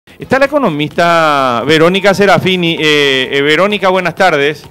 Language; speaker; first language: Spanish; native; Spanish